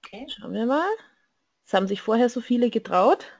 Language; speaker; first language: German; native; German